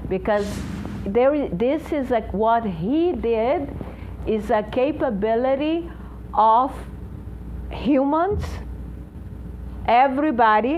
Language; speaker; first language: English; non-native, fluent; Portuguese